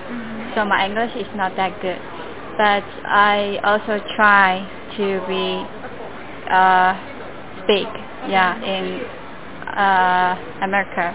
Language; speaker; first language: English; non-native, learner; Cantonese